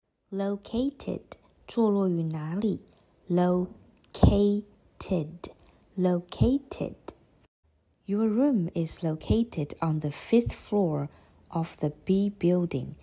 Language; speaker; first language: English; non-native, fluent; Chinese